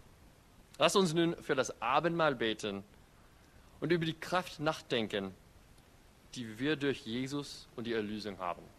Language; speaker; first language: German; non-native, fluent; English